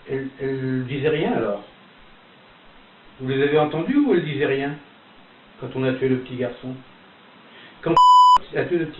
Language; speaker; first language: French; native; French